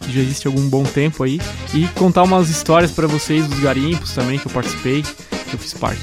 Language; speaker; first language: Portuguese; native; Portuguese